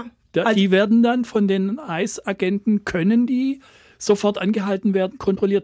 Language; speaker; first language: German; native; German